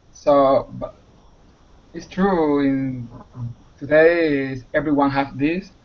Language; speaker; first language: English; non-native, learner; Spanish